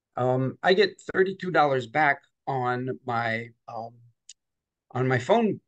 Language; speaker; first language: English; native; English